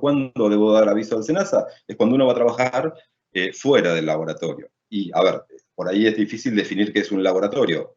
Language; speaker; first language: Spanish; native; Spanish